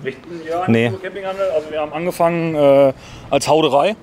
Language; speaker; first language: German; native; German